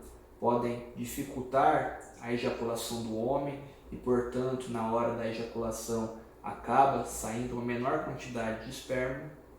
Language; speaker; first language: Portuguese; native; Portuguese